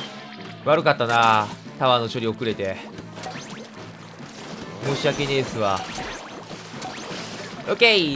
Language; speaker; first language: Japanese; native; Japanese